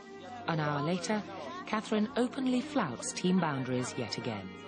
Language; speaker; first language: English; native; English